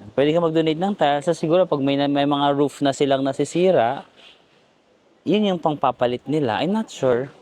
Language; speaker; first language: Filipino; non-native, local second language; Cebuano